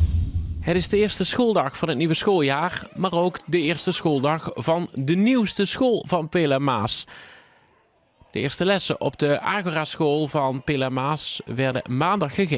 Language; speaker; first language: Dutch; native; Dutch